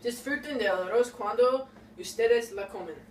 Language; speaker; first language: Spanish; non-native, learner; English